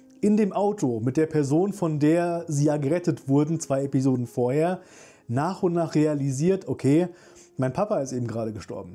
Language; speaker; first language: German; native; German